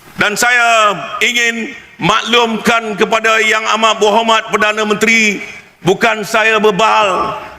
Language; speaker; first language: Malay; native; Malay